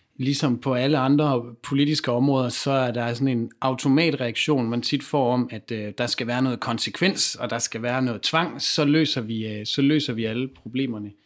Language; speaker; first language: Danish; native; Danish